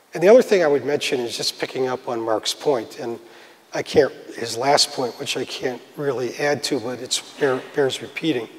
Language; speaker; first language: English; native; English